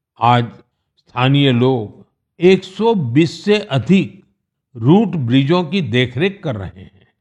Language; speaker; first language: Hindi; non-native, local second language; Gujarati